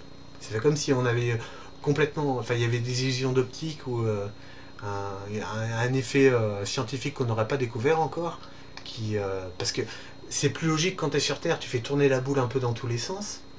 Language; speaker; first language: French; native; French